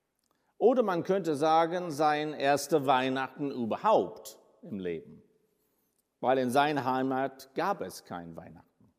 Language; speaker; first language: German; non-native, fluent; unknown